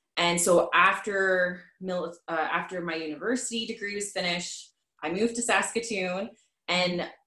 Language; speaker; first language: English; native; English